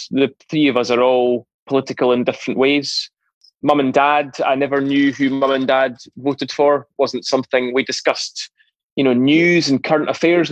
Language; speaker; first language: English; native; English